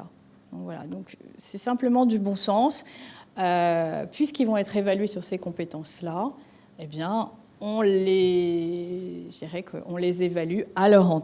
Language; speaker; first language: French; native; French